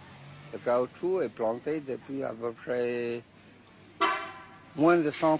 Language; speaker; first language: French; non-native, fluent; Chinese